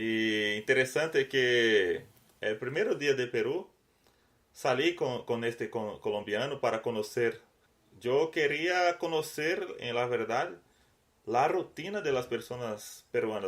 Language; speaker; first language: Spanish; non-native, learner; Portuguese